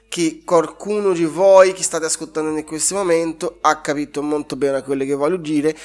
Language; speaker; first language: Italian; non-native, fluent; Portuguese